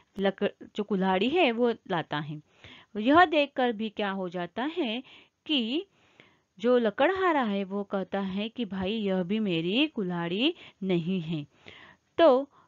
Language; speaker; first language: Hindi; non-native, local second language; Marathi